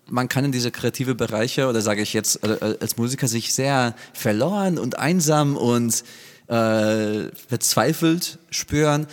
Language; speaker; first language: German; non-native, fluent; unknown